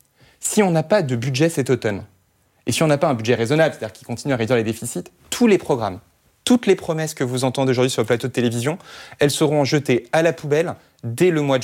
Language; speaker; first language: French; native; French